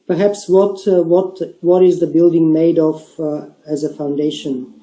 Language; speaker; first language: English; non-native, fluent; Bulgarian